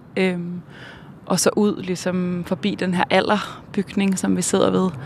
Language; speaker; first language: Danish; native; Danish